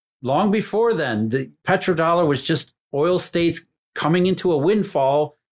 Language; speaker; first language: English; native; English